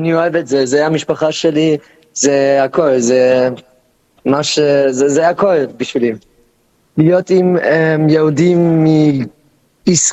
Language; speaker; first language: Hebrew; non-native, learner; German